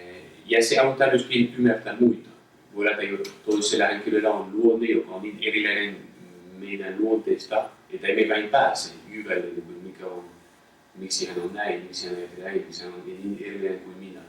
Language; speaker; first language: Finnish; non-native, fluent; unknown